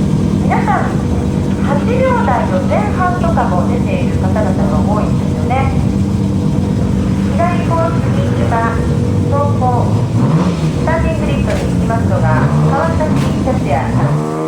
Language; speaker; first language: Japanese; native; Japanese